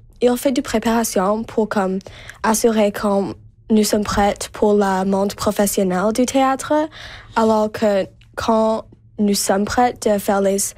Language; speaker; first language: French; non-native, local second language; English